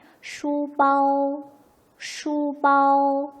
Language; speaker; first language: Chinese; non-native, fluent; Korean